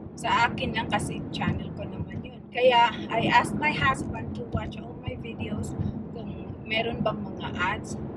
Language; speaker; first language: Filipino; non-native, local second language; Cebuano